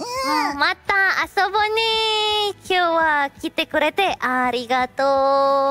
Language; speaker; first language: Japanese; non-native, learner; Indonesian